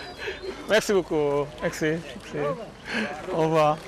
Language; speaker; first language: French; non-native, learner; Korean